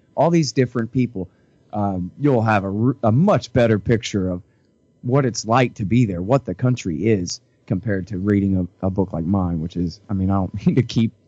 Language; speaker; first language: English; native; English